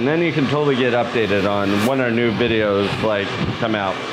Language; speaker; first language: English; native; English